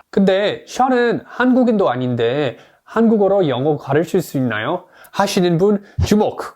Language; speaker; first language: Korean; non-native, fluent; English